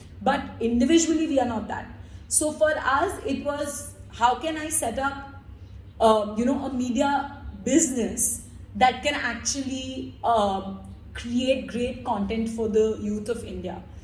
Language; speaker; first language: English; early bilingual, other home language; Hindi